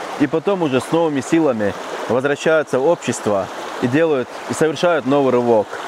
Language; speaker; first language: Russian; non-native, local second language; Chechen